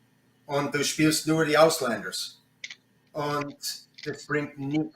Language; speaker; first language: German; non-native, learner; English